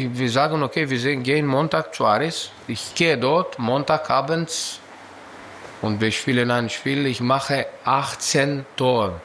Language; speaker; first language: German; non-native, learner; Greek